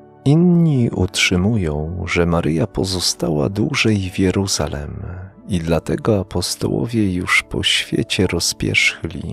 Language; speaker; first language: Polish; native; Polish